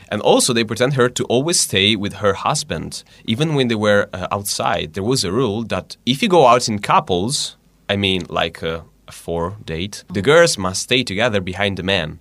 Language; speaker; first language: English; non-native, fluent; Italian